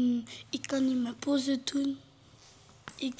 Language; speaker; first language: Dutch; non-native, local second language; French